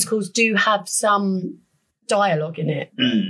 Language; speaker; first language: English; native; English